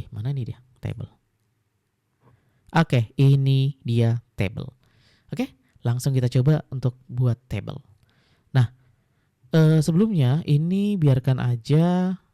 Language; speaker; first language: Indonesian; native; Indonesian